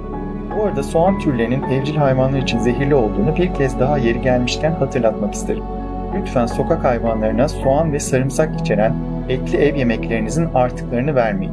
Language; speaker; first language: Turkish; native; Turkish